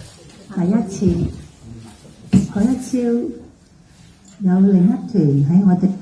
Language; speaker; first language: Cantonese; native; Cantonese